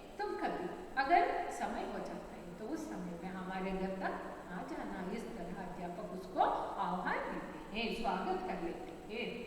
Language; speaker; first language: Hindi; non-native, local second language; Kannada